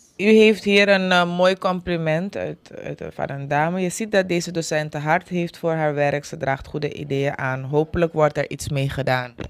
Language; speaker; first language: Dutch; native; Dutch